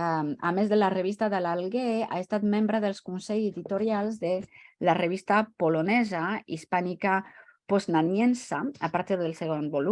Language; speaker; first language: Catalan; non-native, fluent; French